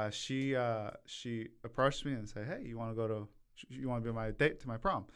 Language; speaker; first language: English; early bilingual, other home language; Korean